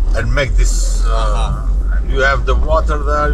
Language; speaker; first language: English; non-native, learner; Albanian